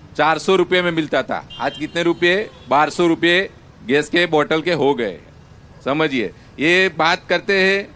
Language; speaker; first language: Hindi; non-native, local second language; Gujarati